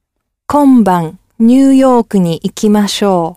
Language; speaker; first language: Japanese; non-native, learner; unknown